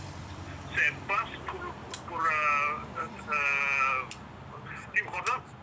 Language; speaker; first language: French; non-native, learner; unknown